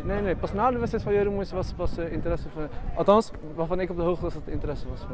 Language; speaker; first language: Dutch; early bilingual, other home language; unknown